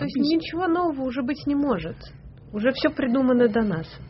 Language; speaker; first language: Russian; native; Russian